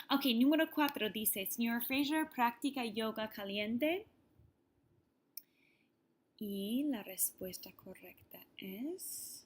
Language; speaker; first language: Spanish; non-native, fluent; English